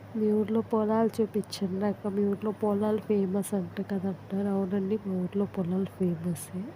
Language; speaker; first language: Telugu; non-native, local second language; Urdu